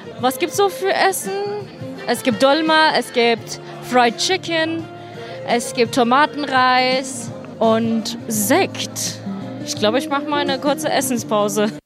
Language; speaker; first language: German; native; German